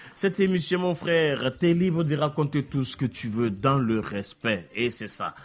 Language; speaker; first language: French; non-native, local second language; Bambara